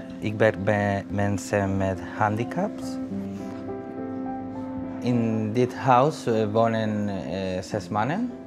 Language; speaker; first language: Dutch; non-native, learner; Spanish